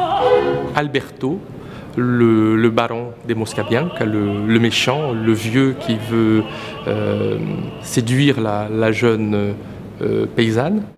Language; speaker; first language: French; non-native, fluent; Portuguese